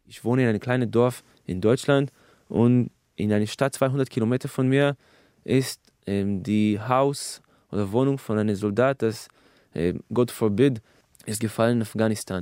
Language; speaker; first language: German; non-native, fluent; Hebrew